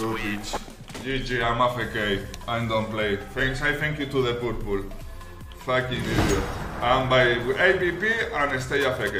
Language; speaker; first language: English; non-native, learner; Spanish